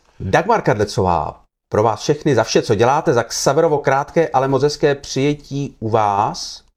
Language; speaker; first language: Czech; native; Czech